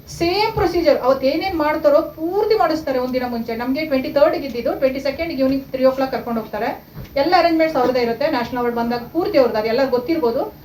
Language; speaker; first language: Kannada; non-native, local second language; Kodava